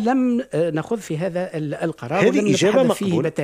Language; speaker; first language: Arabic; native; Arabic